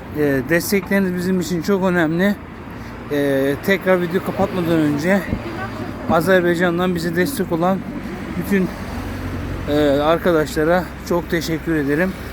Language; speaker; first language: Turkish; native; Turkish